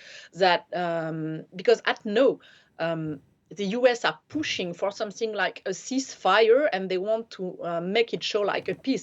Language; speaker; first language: English; non-native, fluent; French